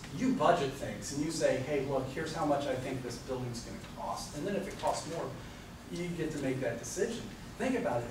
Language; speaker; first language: English; native; English